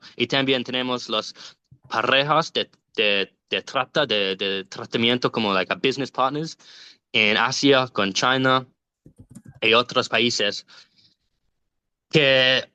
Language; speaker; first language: Spanish; non-native, learner; English